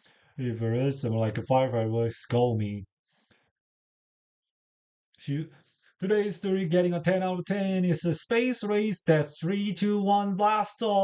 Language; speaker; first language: English; non-native, learner; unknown